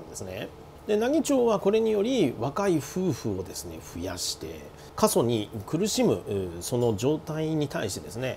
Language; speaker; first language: Japanese; native; Japanese